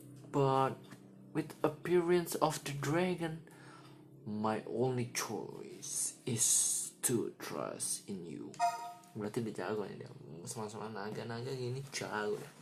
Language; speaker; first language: English; non-native, learner; Indonesian